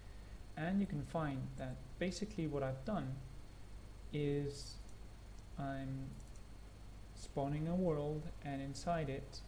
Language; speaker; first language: English; non-native, fluent; Spanish